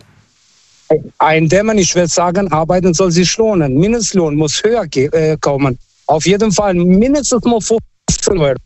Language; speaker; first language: German; non-native, fluent; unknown